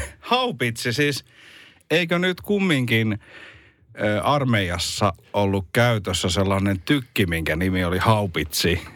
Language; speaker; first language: Finnish; native; Finnish